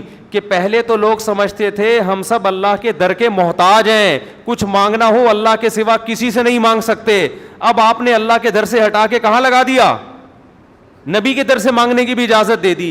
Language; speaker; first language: Urdu; native; Urdu